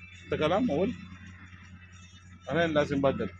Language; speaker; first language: Arabic; non-native, learner; Filipino